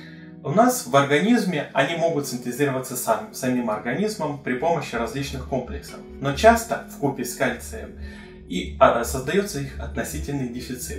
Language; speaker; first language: Russian; native; Russian